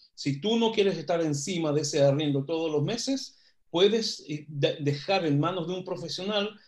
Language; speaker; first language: Spanish; non-native, fluent; Hebrew